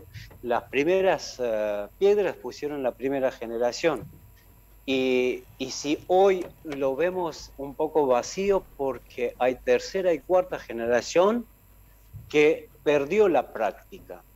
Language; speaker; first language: Spanish; non-native, fluent; Armenian